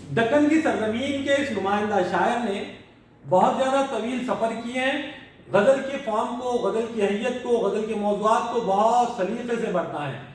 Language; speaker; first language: Urdu; native; Urdu